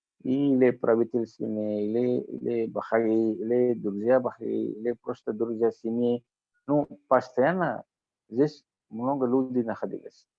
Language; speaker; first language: Russian; non-native, fluent; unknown